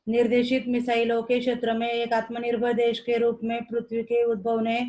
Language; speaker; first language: Hindi; non-native, local second language; Marathi